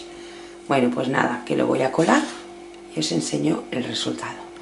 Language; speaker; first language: Spanish; native; Spanish